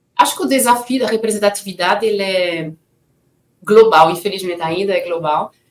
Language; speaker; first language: Portuguese; non-native, fluent; French